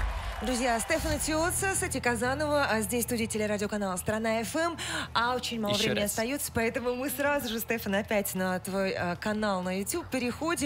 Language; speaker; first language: Russian; native; Russian